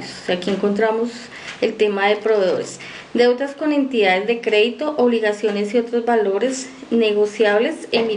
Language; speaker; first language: Spanish; native; Spanish